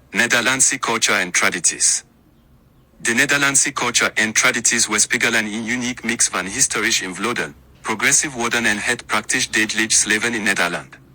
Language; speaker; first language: Dutch; non-native, learner; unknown